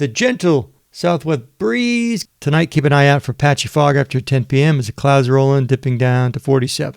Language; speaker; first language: English; native; English